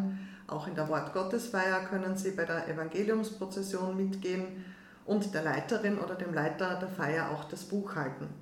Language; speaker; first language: German; native; German